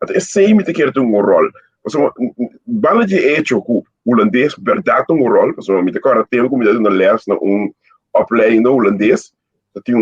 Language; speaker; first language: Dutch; non-native, local second language; Papiamento